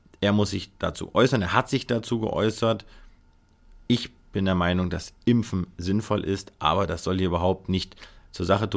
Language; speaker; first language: German; native; German